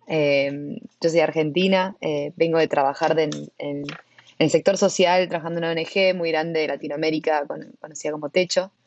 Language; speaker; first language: Spanish; native; Spanish